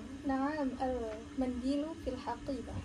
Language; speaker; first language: Arabic; non-native, learner; Indonesian